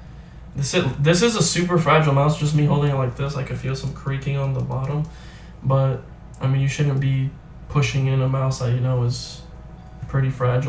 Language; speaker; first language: English; native; English